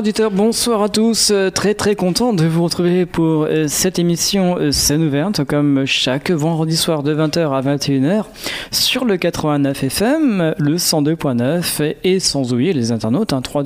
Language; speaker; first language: French; native; French